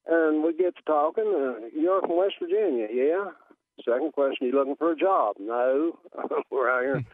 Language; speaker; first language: English; native; English